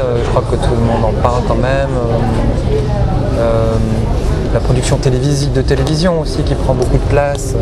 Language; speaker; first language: French; native; French